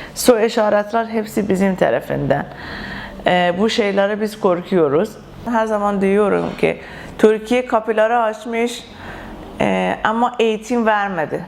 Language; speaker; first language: Turkish; non-native, learner; Persian